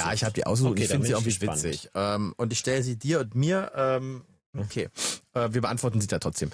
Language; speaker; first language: German; native; German